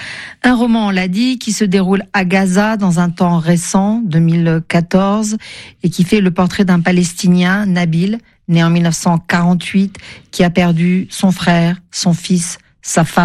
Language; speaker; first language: French; native; French